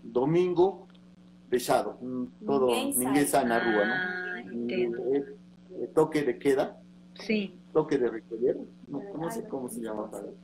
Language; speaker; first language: Portuguese; non-native, learner; Spanish